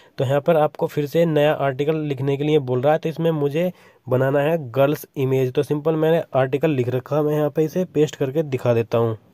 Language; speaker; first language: Hindi; native; Hindi